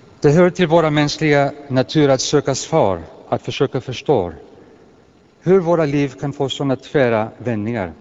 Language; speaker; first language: Swedish; non-native, fluent; Greek